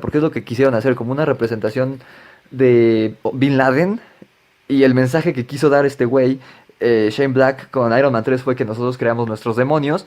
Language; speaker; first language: Spanish; native; Spanish